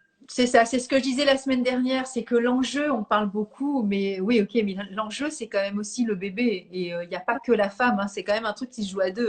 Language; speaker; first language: French; native; French